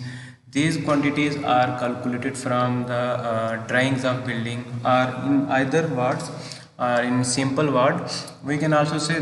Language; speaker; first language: English; non-native, local second language; Hindi